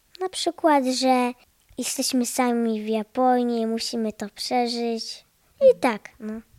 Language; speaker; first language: Polish; early bilingual, heritage; Polish